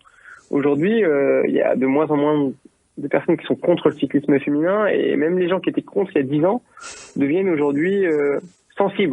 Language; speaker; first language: French; native; French